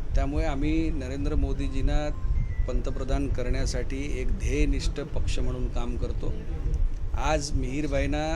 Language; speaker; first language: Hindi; non-native, local second language; Gujarati